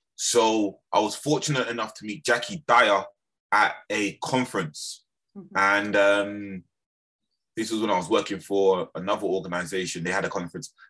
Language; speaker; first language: English; native; English